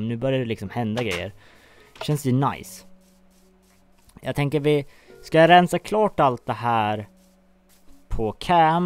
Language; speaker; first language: Swedish; native; Swedish